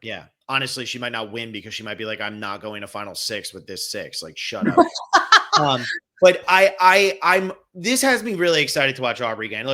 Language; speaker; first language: English; native; English